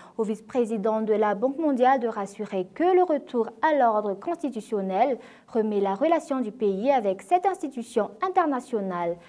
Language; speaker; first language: French; non-native, local second language; Malagasy